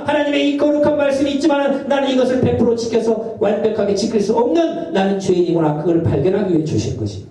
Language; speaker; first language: Korean; native; Korean